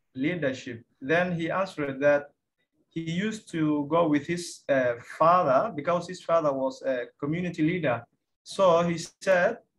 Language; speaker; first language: English; non-native, fluent; Somali